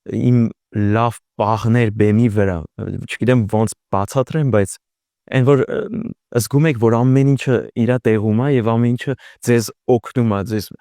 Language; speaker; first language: Armenian; early bilingual, heritage; Armenian